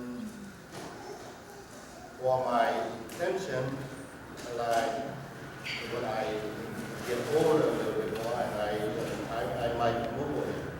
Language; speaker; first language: English; non-native, learner; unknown